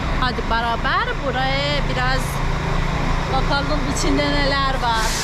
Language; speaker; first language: Turkish; non-native, learner; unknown